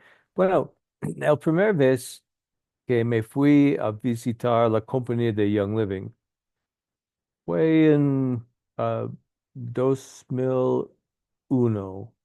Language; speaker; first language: Spanish; non-native, learner; English